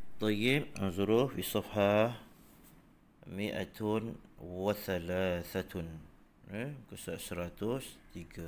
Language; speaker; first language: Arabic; non-native, fluent; Malay